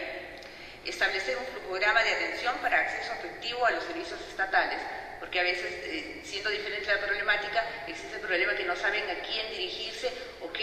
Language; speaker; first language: Spanish; native; Spanish